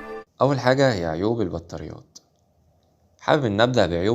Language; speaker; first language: Arabic; native; Arabic